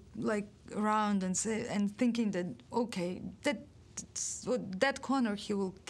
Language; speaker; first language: English; non-native, fluent; Ukrainian